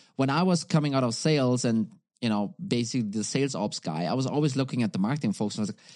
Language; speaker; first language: English; non-native, fluent; German